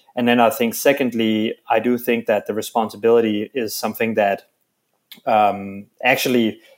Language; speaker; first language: English; non-native, fluent; Danish